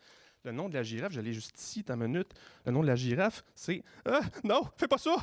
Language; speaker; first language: French; native; French